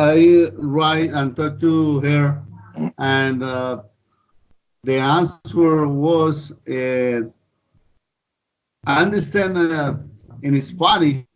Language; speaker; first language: English; non-native, learner; Spanish